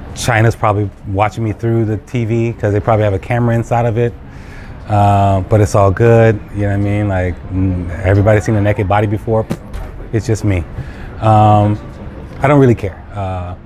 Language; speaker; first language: English; native; English